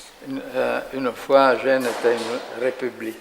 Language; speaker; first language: French; non-native, fluent; Italian